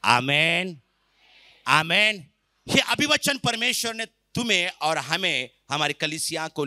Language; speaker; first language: Hindi; non-native, local second language; Marathi